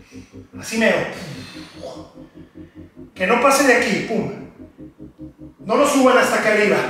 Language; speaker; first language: Spanish; native; Spanish